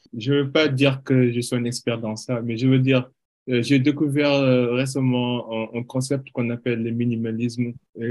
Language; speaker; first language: French; non-native, local second language; Wolof